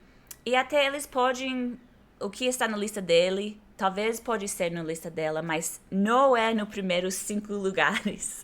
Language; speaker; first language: Portuguese; non-native, fluent; English